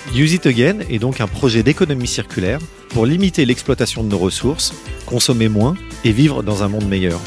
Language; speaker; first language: French; native; French